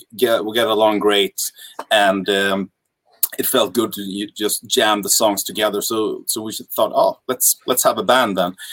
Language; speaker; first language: English; non-native, fluent; Swedish